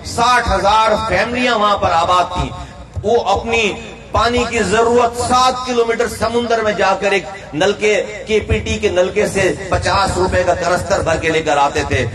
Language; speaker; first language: Urdu; native; Urdu